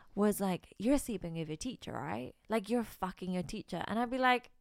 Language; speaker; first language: English; native; English